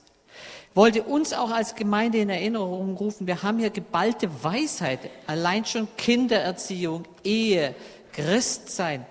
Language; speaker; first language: German; native; German